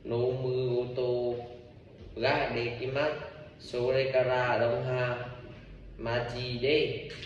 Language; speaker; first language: Japanese; non-native, learner; Vietnamese